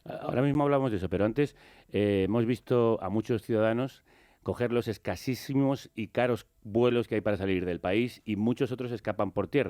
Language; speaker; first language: Spanish; native; Spanish